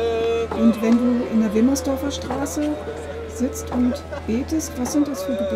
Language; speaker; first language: German; native; German